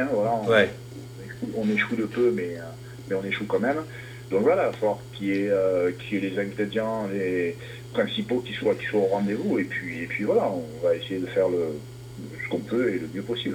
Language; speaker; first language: French; native; French